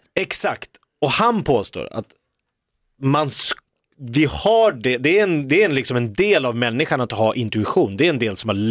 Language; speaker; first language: Swedish; native; Swedish